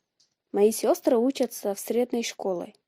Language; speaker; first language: Russian; non-native, fluent; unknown